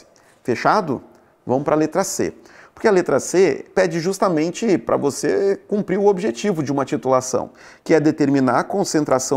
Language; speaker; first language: Portuguese; native; Portuguese